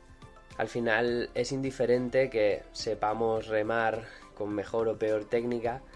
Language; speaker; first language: Spanish; native; Spanish